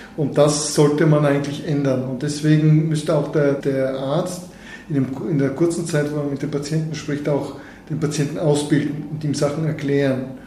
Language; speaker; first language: German; non-native, fluent; Bulgarian